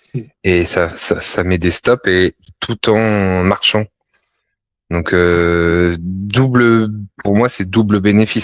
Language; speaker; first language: French; native; French